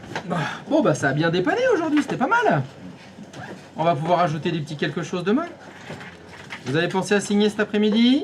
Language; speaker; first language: French; native; French